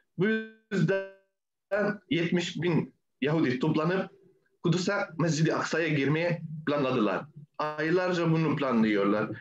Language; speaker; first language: Turkish; non-native, fluent; Arabic